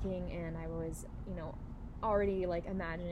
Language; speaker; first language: English; native; English